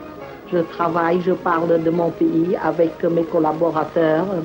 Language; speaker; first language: French; non-native, local second language; Khmer